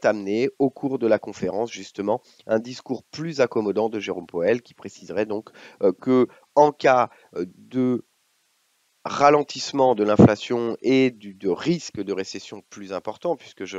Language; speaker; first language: French; native; French